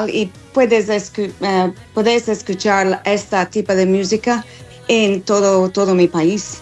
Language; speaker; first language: Spanish; non-native, learner; English